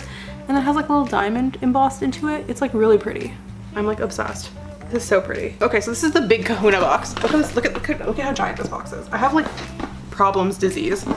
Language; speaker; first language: English; native; English